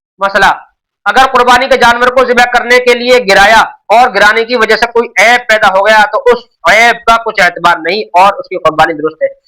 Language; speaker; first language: Urdu; native; Urdu